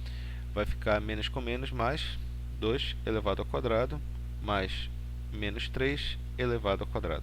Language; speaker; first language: Portuguese; native; Portuguese